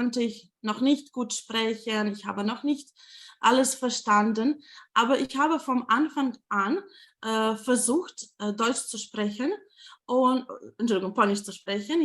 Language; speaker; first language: German; non-native, fluent; Ukrainian